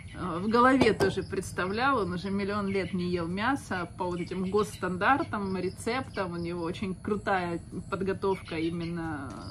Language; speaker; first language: Russian; native; Russian